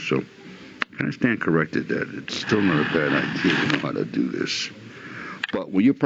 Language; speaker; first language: English; native; English